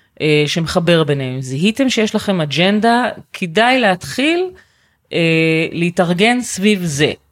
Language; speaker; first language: Hebrew; native; Hebrew